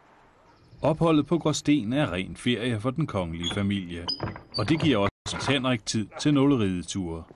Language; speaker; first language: Danish; native; Danish